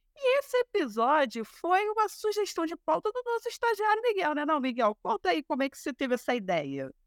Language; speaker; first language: Portuguese; native; Portuguese